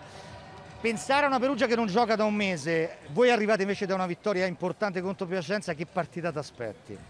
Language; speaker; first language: Italian; native; Italian